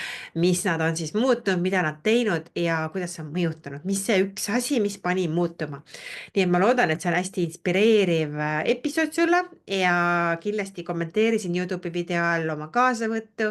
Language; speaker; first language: Estonian; native; Estonian